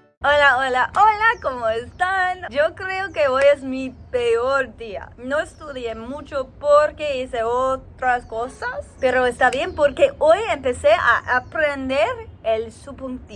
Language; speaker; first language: Spanish; non-native, learner; English